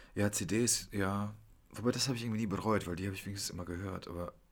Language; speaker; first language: German; early bilingual, other home language; Polish